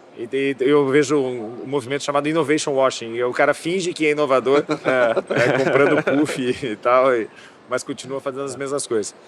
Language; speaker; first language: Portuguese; native; Portuguese